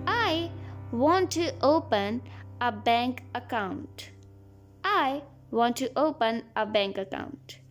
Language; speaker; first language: English; non-native, local second language; Hindi